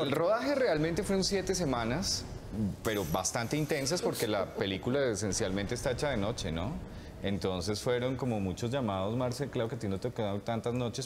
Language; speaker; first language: Spanish; native; Spanish